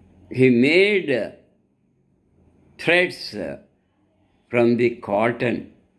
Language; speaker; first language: English; non-native, local second language; Telugu